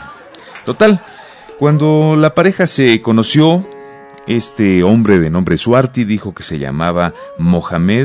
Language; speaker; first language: Spanish; native; Spanish